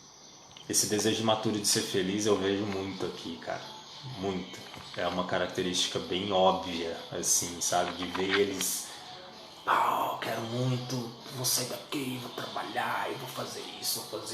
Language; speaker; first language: Portuguese; native; Portuguese